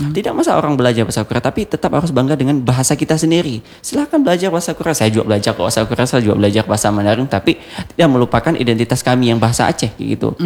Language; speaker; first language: Indonesian; non-native, local second language; Achinese